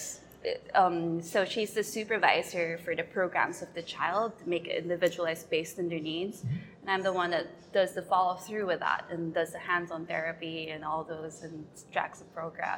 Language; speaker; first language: English; non-native, local second language; Filipino